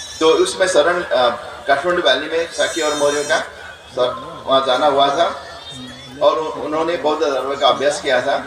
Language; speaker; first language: Hindi; non-native, fluent; Newari